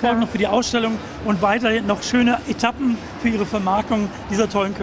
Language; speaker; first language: German; native; German